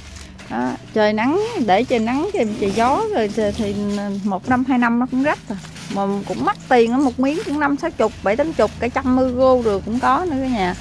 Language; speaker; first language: Vietnamese; native; Vietnamese